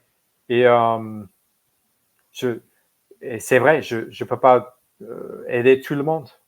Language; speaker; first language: French; non-native, fluent; English